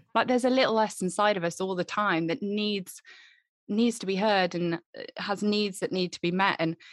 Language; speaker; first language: English; native; English